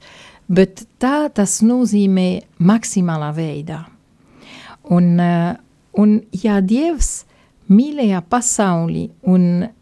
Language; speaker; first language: Latvian; non-native, fluent; Italian